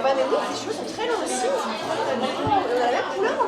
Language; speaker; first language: French; non-native, learner; English